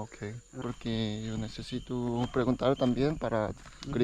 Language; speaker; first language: Spanish; non-native, learner; Korean